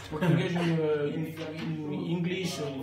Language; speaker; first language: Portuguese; non-native, learner; Lingala